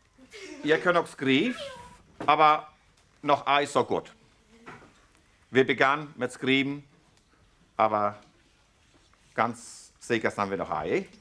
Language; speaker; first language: German; non-native, local second language; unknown